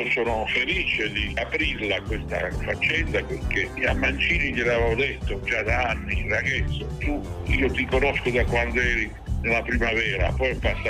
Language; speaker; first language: Italian; native; Italian